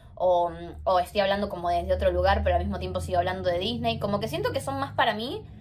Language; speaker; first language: Spanish; native; Spanish